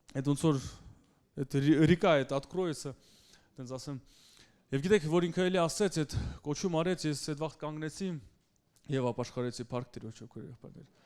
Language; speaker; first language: Armenian; early bilingual, heritage; Russian